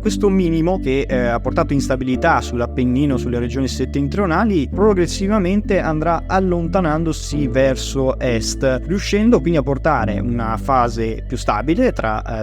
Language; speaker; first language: Italian; native; Italian